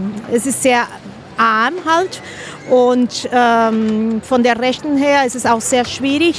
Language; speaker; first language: German; non-native, fluent; Spanish